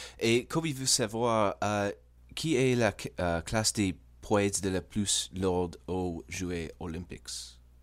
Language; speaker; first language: French; non-native, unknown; English